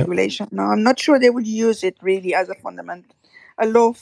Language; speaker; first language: English; non-native, fluent; French